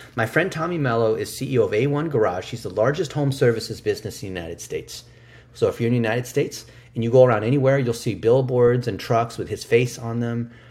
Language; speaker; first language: English; early bilingual, other home language; Chinese